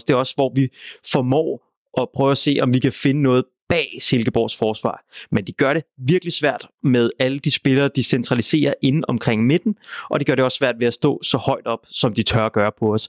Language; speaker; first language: Danish; native; Danish